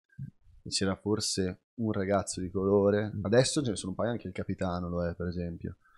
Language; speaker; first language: Italian; native; Italian